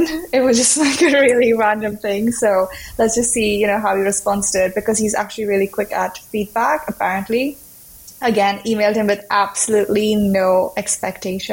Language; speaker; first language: English; non-native, local second language; Hindi